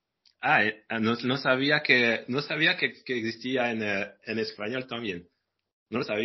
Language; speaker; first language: Spanish; non-native, fluent; French